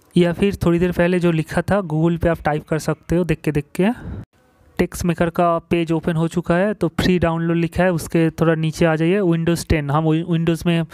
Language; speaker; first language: Hindi; non-native, local second language; Bangla